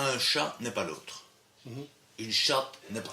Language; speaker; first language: French; native; French